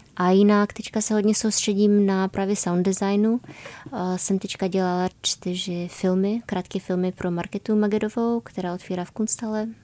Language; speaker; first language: Czech; non-native, fluent; Polish